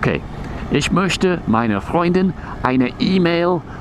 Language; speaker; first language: German; non-native, fluent; English